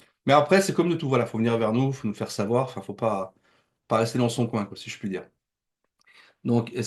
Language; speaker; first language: French; native; French